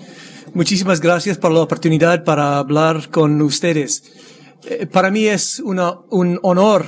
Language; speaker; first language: Spanish; non-native, learner; English